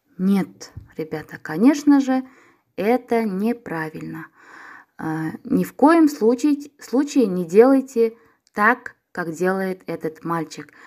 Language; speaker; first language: Russian; non-native, local second language; Kazakh